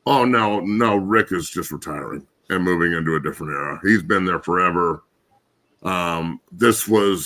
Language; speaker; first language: English; native; English